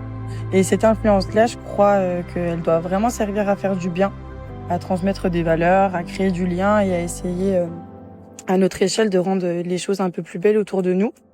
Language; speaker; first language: French; native; French